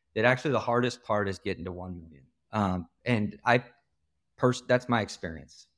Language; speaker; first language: English; native; English